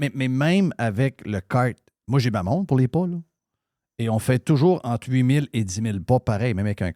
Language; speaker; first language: French; native; French